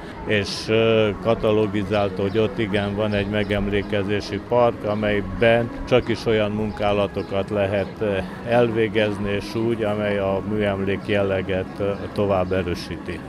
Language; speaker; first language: Hungarian; native; Hungarian